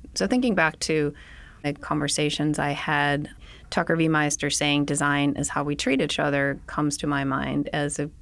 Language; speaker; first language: English; non-native, fluent; Danish